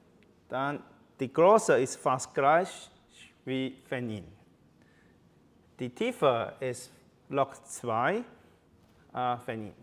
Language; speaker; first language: German; non-native, learner; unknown